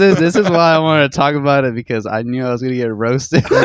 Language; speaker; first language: English; native; English